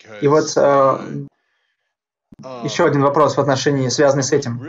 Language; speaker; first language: Russian; native; Russian